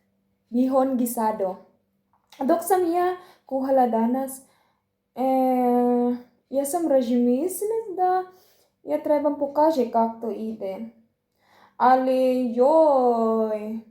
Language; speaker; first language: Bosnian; non-native, learner; Filipino